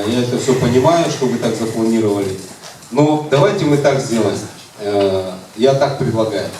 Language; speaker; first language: Russian; non-native, local second language; Kazakh